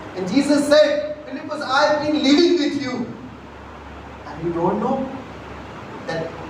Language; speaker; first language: English; non-native, local second language; Hindi